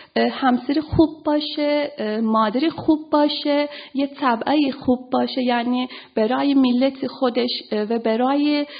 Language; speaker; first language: Persian; non-native, fluent; Turkish